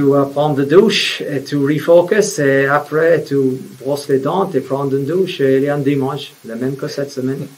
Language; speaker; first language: French; non-native, fluent; English